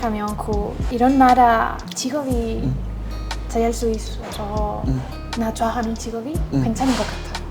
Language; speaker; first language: Korean; non-native, learner; Spanish